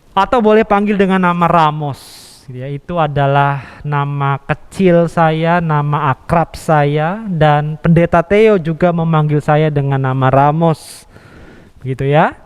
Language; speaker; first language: Indonesian; native; Indonesian